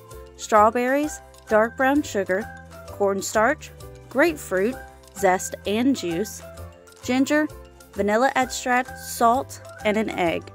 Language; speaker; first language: English; native; English